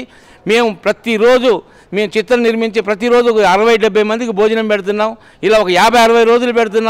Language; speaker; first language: Telugu; native; Telugu